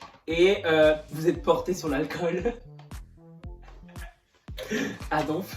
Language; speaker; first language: French; native; French